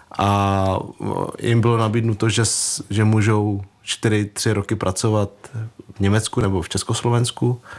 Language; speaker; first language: Czech; early bilingual, other home language; Vietnamese